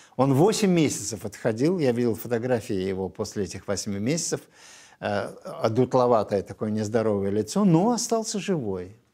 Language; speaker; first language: Russian; native; Russian